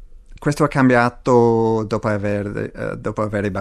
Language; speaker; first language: Italian; non-native, fluent; English